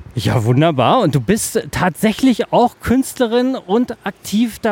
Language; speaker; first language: German; native; German